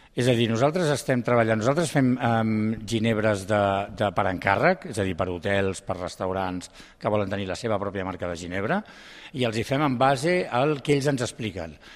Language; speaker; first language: Catalan; native; Catalan